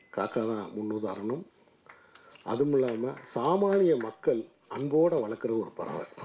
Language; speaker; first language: Tamil; native; Tamil